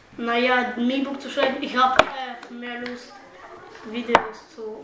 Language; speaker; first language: German; early bilingual, other home language; Bulgarian